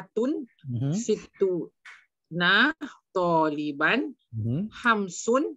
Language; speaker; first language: Arabic; non-native, learner; Malay